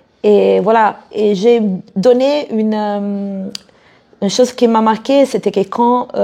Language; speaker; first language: French; non-native, fluent; Italian